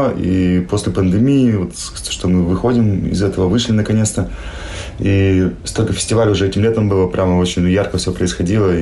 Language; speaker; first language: Russian; native; Russian